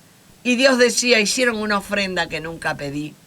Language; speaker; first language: Spanish; native; Spanish